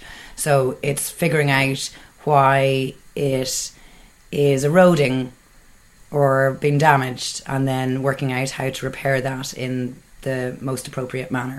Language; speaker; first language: English; native; English